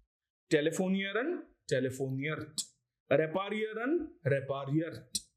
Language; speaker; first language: German; non-native, learner; Gujarati